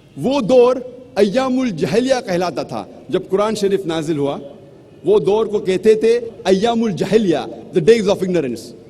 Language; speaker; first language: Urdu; non-native, local second language; Konkani